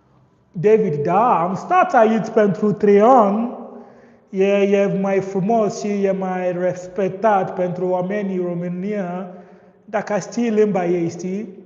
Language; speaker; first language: Romanian; non-native, learner; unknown